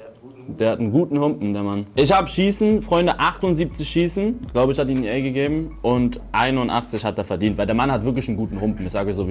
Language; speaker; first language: German; native; German